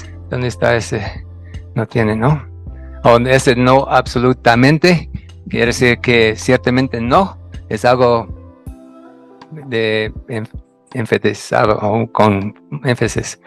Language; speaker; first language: Spanish; non-native, fluent; English